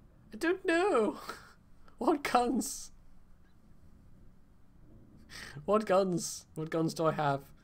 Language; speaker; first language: English; native; English